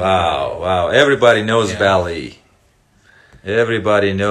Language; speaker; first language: English; non-native, learner; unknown